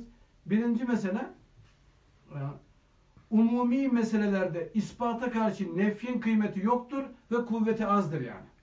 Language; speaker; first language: Turkish; native; Turkish